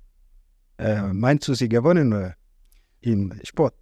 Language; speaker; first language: German; non-native, learner; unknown